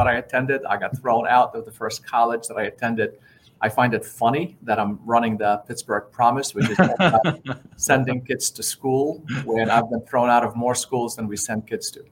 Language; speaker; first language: English; non-native, fluent; Arabic